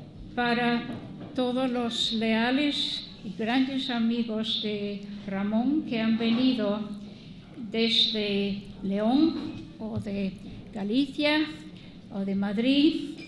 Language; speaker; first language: Spanish; non-native, fluent; English